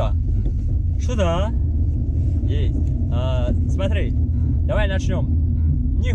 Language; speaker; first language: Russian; non-native, fluent; Tajik